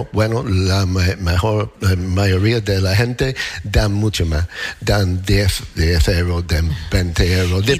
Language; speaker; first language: Spanish; non-native, fluent; English